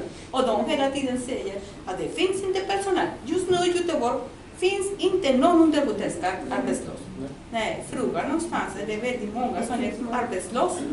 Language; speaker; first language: Swedish; non-native, learner; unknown